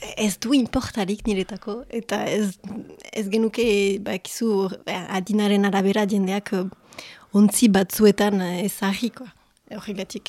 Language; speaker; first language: Basque; non-native, local second language; French